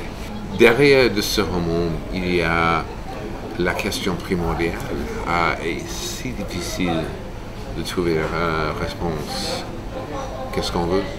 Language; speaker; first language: French; non-native, fluent; English